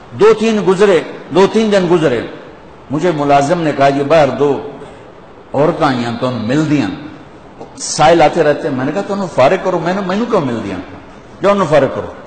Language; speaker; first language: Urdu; non-native, local second language; Punjabi